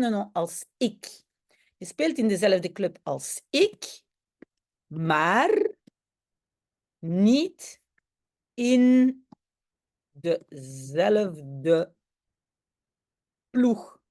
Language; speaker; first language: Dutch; non-native, local second language; French